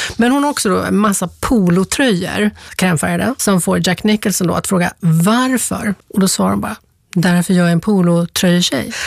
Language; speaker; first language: Swedish; native; Swedish